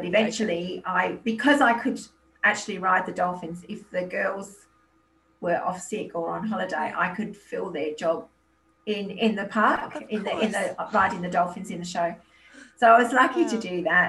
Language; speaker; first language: English; native; English